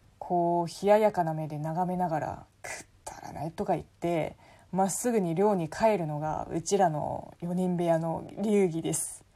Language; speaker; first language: Japanese; non-native, fluent; Chinese